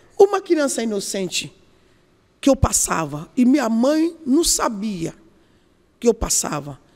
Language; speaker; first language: Portuguese; non-native, learner; Yoruba